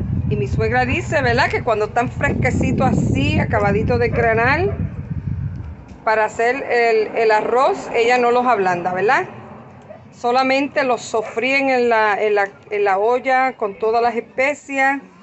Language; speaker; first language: Spanish; native; Spanish